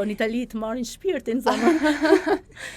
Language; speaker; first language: Albanian; early bilingual, heritage; Albanian